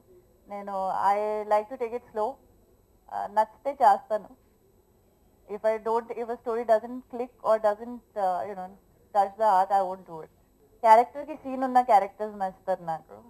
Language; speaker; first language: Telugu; non-native, local second language; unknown